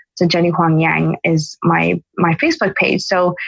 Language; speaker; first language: English; native; English